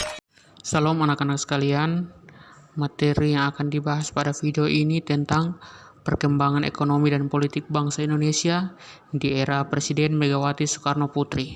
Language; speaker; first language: Indonesian; native; Indonesian